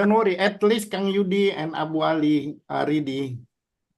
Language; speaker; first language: English; non-native, learner; Indonesian